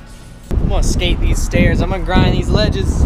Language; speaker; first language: English; native; English